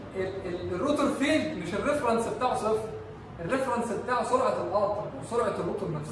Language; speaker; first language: Arabic; native; Arabic